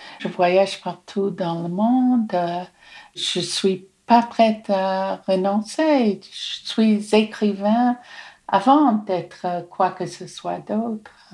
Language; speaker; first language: French; non-native, fluent; English